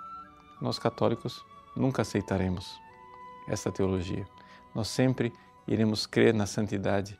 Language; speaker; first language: Portuguese; native; Portuguese